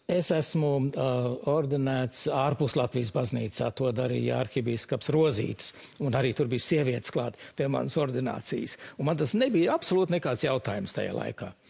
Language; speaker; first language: Latvian; early bilingual, heritage; Latvian